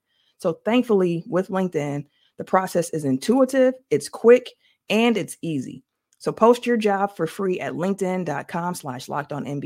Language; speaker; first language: English; native; English